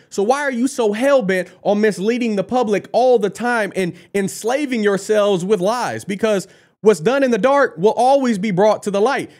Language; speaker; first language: English; native; English